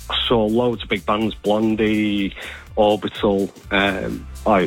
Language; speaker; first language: English; native; English